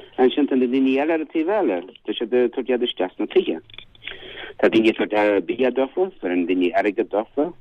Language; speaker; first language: Irish; native; Irish